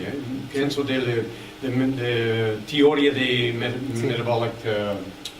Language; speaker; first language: Spanish; non-native, learner; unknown